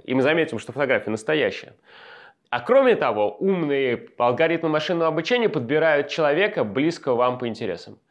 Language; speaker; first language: Russian; native; Russian